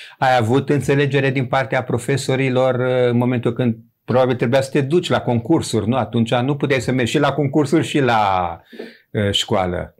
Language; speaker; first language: Romanian; native; Romanian